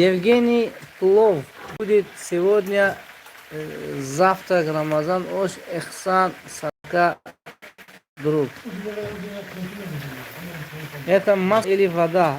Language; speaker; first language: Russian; non-native, local second language; Tajik